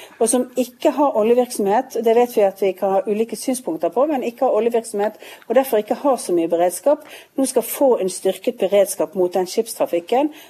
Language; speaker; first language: Norwegian; native; Norwegian